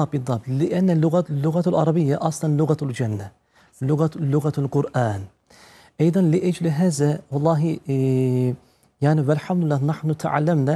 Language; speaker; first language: Arabic; non-native, fluent; Turkish